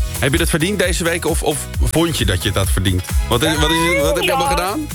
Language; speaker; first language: Dutch; native; Dutch